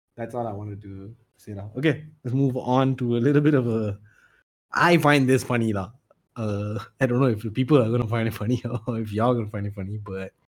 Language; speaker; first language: English; non-native, local second language; Tamil